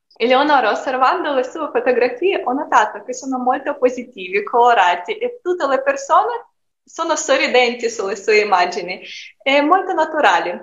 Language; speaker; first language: Italian; non-native, fluent; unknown